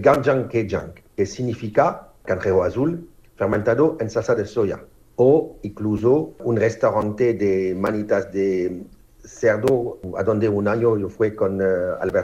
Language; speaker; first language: Spanish; non-native, learner; French